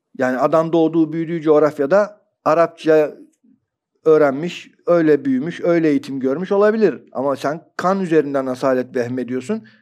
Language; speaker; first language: Turkish; native; Turkish